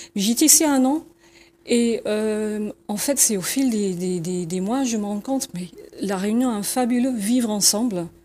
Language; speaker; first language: French; non-native, fluent; English